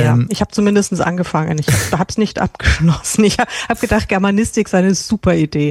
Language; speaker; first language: German; native; German